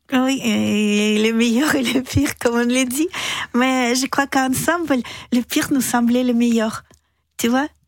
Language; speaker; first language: French; non-native, fluent; Russian